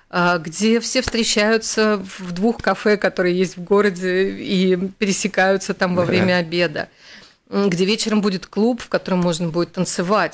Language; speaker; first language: Russian; native; Russian